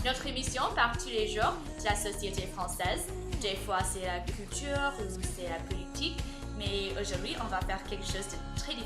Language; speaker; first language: French; non-native, learner; English